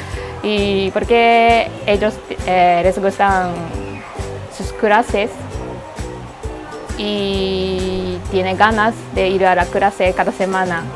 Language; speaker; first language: Spanish; non-native, learner; Japanese